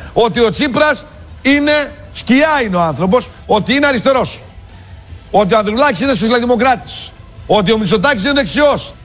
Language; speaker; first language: Greek; native; Greek